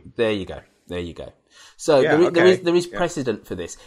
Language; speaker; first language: English; native; English